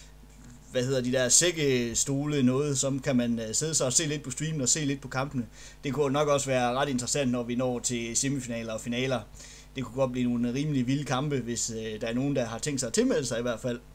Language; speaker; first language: Danish; native; Danish